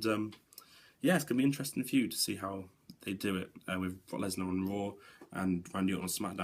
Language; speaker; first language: English; native; English